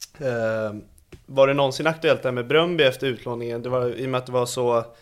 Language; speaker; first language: Swedish; native; Swedish